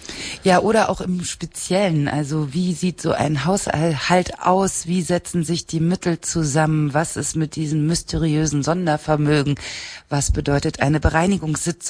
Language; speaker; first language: German; native; German